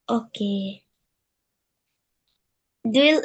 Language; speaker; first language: English; non-native, learner; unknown